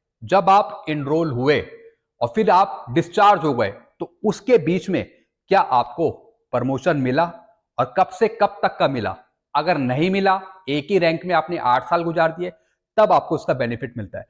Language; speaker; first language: Hindi; native; Hindi